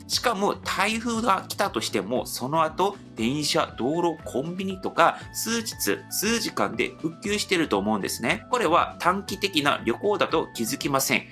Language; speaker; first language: Japanese; non-native, fluent; Korean